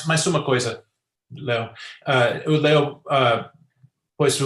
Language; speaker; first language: Portuguese; non-native, fluent; English